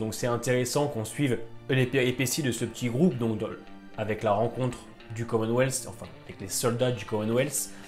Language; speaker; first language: French; native; French